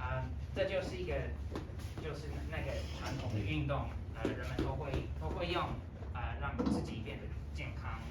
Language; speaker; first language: Chinese; non-native, learner; English